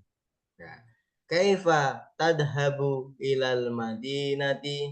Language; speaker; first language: Arabic; non-native, fluent; Indonesian